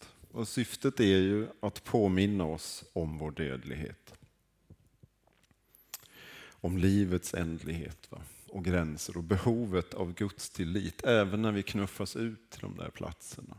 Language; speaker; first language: Swedish; native; Swedish